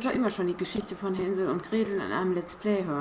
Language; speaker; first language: German; native; German